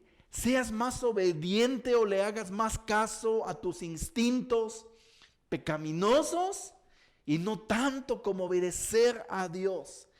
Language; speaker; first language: Spanish; native; Spanish